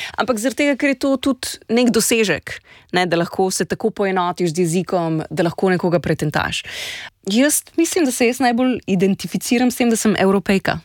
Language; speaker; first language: Slovenian; native; Slovenian